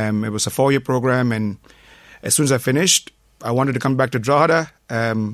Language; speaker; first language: English; non-native, local second language; Tamil